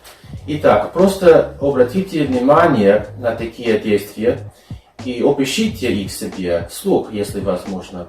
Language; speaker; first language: Russian; non-native, fluent; English